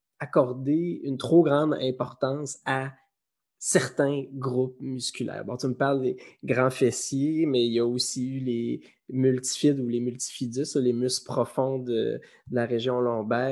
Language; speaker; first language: French; native; French